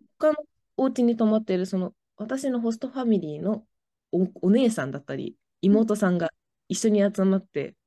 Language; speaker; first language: Japanese; native; Japanese